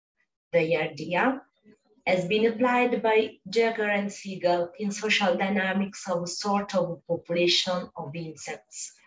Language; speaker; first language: English; non-native, fluent; Italian